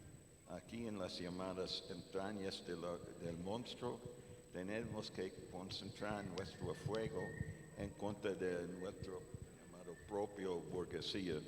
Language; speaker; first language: Spanish; non-native, fluent; English